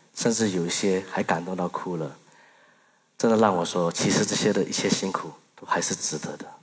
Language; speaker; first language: Chinese; early bilingual, other home language; Burmese